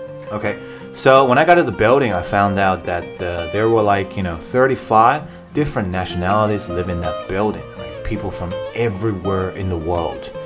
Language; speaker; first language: English; non-native, fluent; Chinese